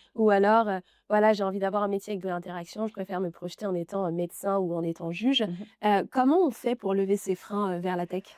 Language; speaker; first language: French; native; French